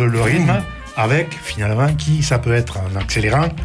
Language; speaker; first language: French; native; French